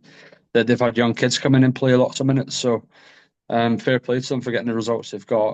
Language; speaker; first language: English; native; English